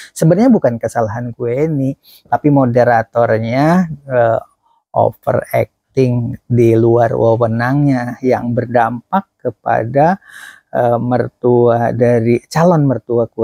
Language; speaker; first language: Indonesian; native; Indonesian